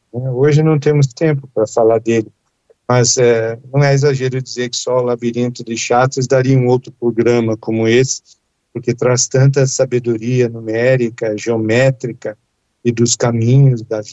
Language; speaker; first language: Portuguese; native; Portuguese